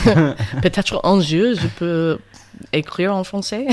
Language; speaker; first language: French; non-native, learner; English